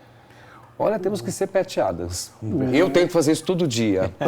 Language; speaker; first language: Portuguese; native; Portuguese